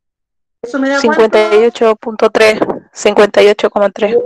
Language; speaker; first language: Spanish; native; Spanish